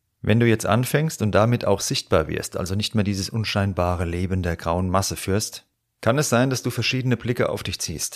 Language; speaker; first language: German; native; German